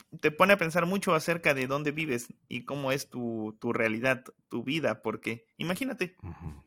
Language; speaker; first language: Spanish; native; Spanish